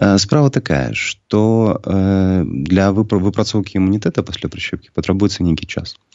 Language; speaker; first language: Belarusian; native; Belarusian